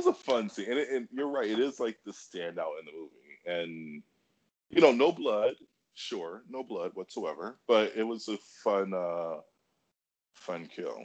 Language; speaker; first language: English; native; English